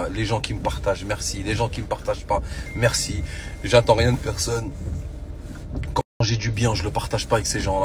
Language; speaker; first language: French; native; French